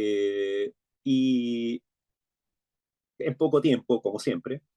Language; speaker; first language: Spanish; native; Spanish